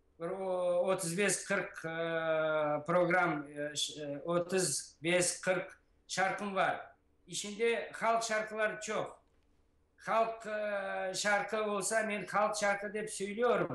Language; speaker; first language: Turkish; non-native, learner; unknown